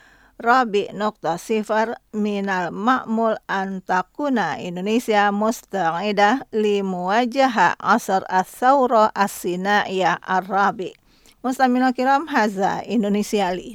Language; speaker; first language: Arabic; non-native, fluent; Indonesian